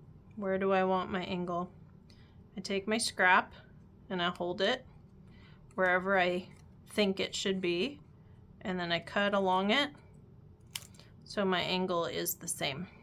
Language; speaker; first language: English; native; English